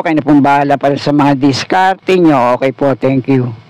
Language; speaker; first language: Filipino; native; Filipino